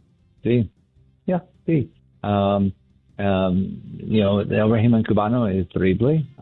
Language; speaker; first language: Spanish; non-native, learner; English